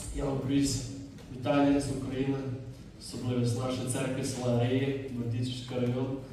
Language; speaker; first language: Ukrainian; non-native, fluent; Dutch